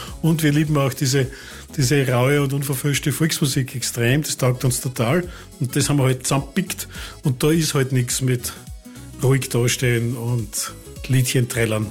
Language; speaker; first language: German; native; German